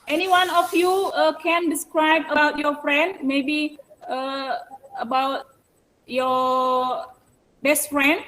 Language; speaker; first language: English; non-native, learner; Indonesian